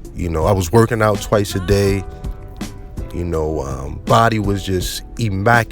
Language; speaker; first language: English; native; English